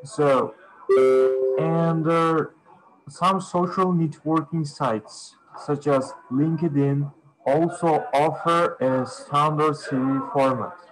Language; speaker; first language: English; non-native, fluent; Uzbek